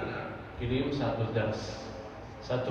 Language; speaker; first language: Indonesian; non-native, fluent; Arabic